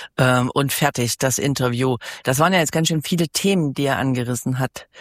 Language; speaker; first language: German; native; German